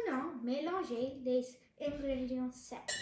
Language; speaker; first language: French; non-native, learner; Tamil